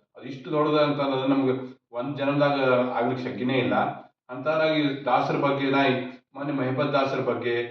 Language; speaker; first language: Kannada; native; Kannada